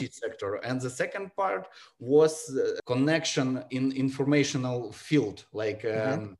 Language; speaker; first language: English; non-native, learner; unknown